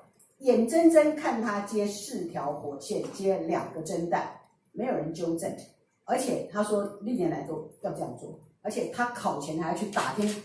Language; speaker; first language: Chinese; native; Chinese